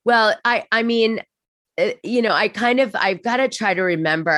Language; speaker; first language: English; native; English